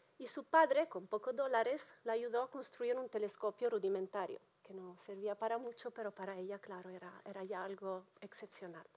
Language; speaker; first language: Spanish; non-native, fluent; Italian